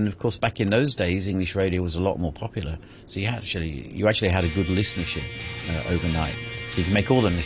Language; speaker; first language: English; native; English